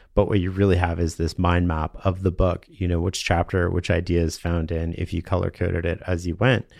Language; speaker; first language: English; native; English